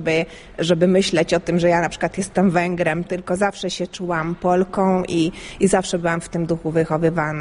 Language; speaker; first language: Polish; early bilingual, heritage; Polish